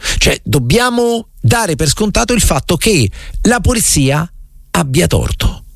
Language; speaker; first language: Italian; native; Italian